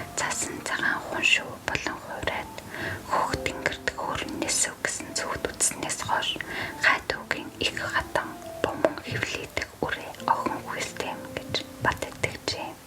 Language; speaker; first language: Mongolian; native; Mongolian